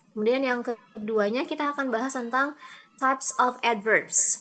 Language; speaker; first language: Indonesian; native; Indonesian